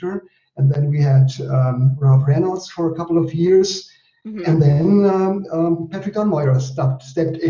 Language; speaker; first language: English; non-native, fluent; German